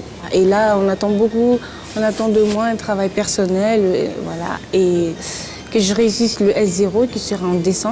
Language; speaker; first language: French; non-native, local second language; Comorian